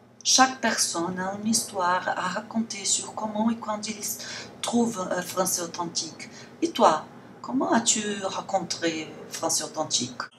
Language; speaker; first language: French; non-native, learner; Portuguese